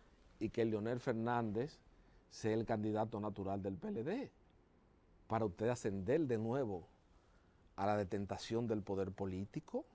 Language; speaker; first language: Spanish; native; Spanish